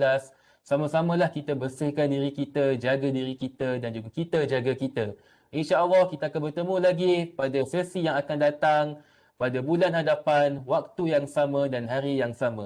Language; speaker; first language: Malay; native; Malay